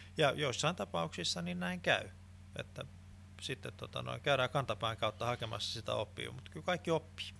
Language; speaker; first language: Finnish; non-native, local second language; Swedish